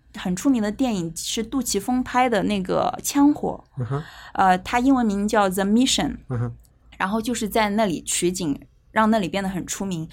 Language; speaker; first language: Chinese; native; Chinese